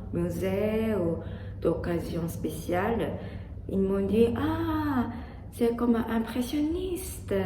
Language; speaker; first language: French; non-native, learner; Japanese